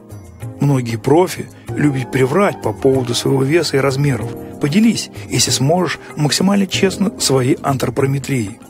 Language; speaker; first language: Russian; native; Russian